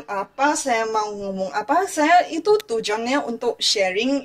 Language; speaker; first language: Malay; non-native, fluent; Chinese